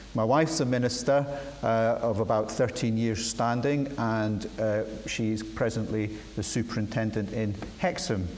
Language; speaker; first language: English; native; English